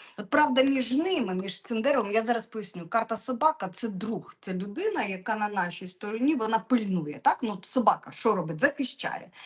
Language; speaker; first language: Ukrainian; non-native, local second language; Russian